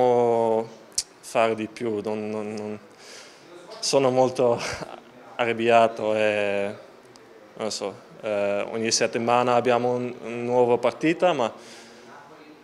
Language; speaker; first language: Italian; non-native, learner; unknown